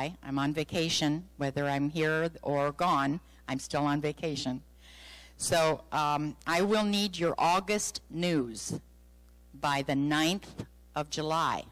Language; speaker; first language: English; native; English